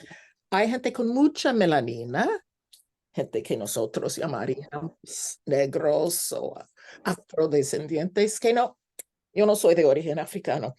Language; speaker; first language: Spanish; non-native, fluent; English